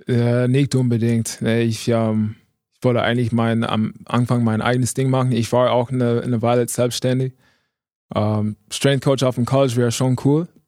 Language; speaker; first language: German; non-native, fluent; English